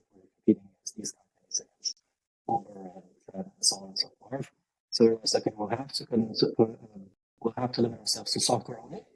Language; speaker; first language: English; non-native, fluent; Lithuanian